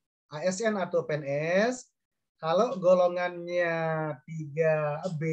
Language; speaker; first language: Indonesian; native; Indonesian